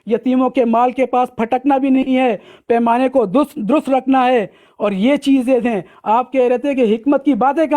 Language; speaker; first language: Urdu; native; Urdu